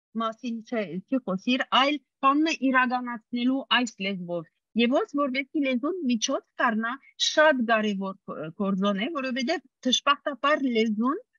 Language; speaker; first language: Armenian; early bilingual, heritage; Armenian